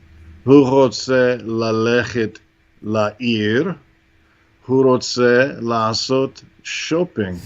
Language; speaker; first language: Hebrew; non-native, fluent; English